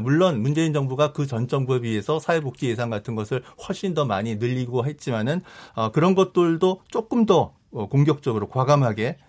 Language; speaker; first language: Korean; native; Korean